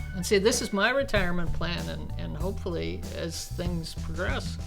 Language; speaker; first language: English; native; English